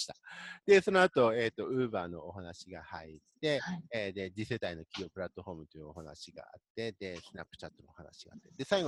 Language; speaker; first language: Japanese; native; Japanese